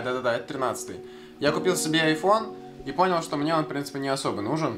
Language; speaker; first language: Russian; native; Russian